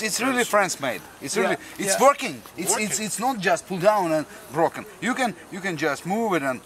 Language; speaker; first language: English; non-native, learner; Russian